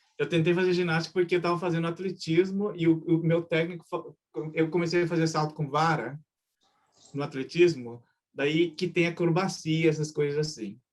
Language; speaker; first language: Portuguese; early bilingual, other home language; Japanese